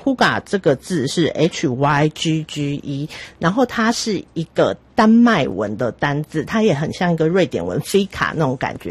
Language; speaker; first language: Chinese; native; Chinese